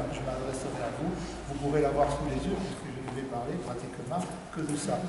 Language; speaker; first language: French; native; French